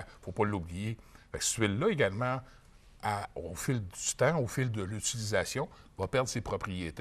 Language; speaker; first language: French; native; French